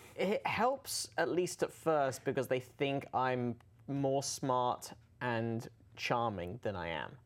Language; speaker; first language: English; native; English